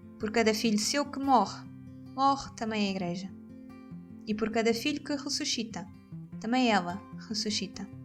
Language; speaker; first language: Portuguese; native; Portuguese